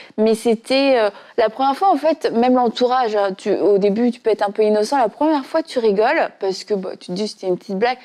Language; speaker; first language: French; native; French